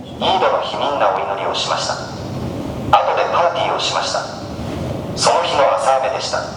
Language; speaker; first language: Japanese; non-native, learner; Bangla